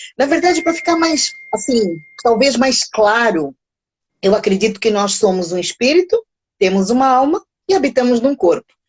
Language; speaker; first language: Portuguese; native; Portuguese